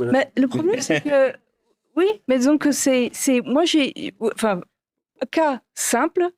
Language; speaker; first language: French; non-native, fluent; English